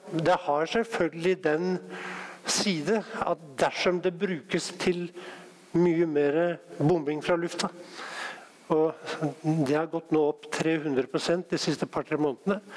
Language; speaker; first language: Norwegian; native; Norwegian